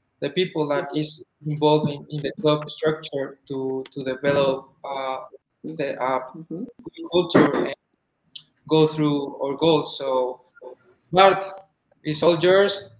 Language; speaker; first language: English; non-native, fluent; Spanish